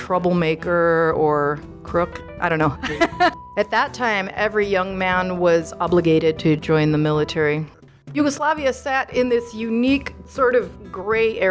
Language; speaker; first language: English; early bilingual, other home language; Macedonian